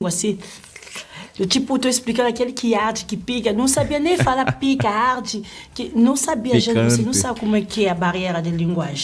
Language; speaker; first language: Portuguese; non-native, learner; French